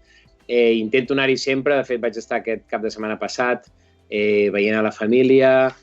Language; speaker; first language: Catalan; native; Catalan